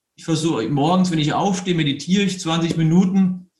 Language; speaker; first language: German; native; German